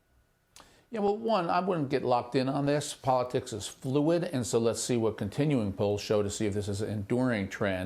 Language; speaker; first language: English; native; English